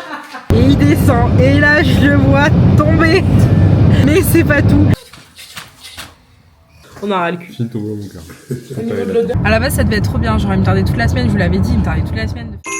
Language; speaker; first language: French; native; French